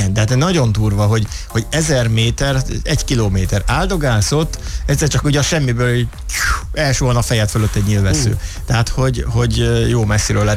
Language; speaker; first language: Hungarian; native; Hungarian